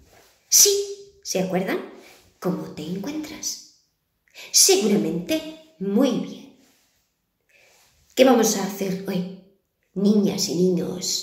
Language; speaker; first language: Spanish; non-native, fluent; Portuguese